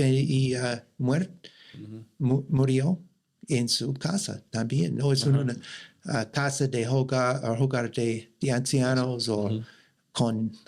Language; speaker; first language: Spanish; non-native, learner; English